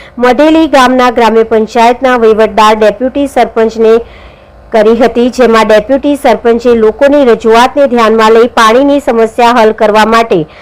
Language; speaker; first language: Gujarati; native; Gujarati